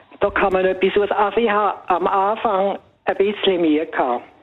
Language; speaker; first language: German; native; German